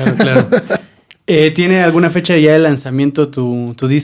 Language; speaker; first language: Spanish; native; Spanish